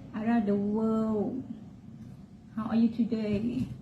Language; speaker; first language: English; non-native, learner; Thai